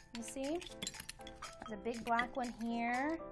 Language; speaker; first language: English; native; English